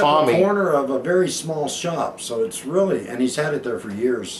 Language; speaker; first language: English; native; English